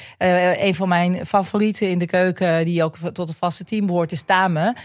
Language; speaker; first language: Dutch; native; Dutch